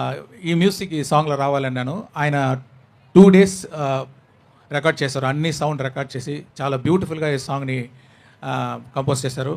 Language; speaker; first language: Telugu; non-native, learner; Tamil